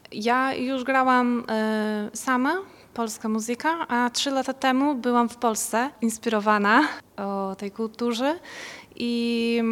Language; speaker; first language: Polish; non-native, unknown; Portuguese